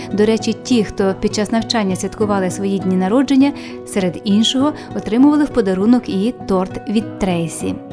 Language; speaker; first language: Ukrainian; native; Ukrainian